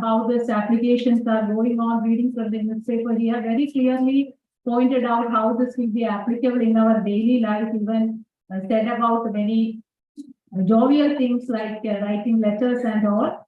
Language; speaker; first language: English; non-native, local second language; Malayalam